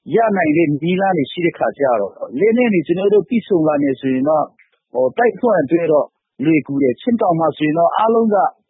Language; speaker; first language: Burmese; non-native, local second language; Hakha Chin